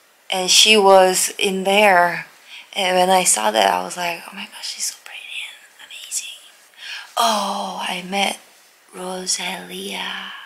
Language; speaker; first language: English; non-native, learner; Korean